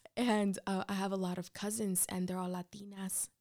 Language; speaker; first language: English; early bilingual, other home language; Spanish